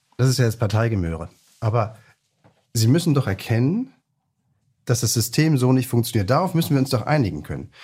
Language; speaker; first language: German; native; German